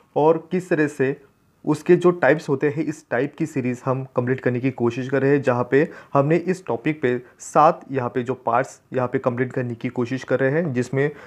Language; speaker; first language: Hindi; non-native, local second language; Marathi